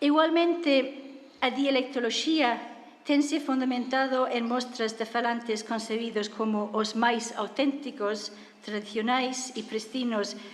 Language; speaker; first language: Galician; non-native, fluent; English